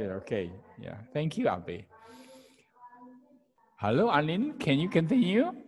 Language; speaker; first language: English; non-native, fluent; Indonesian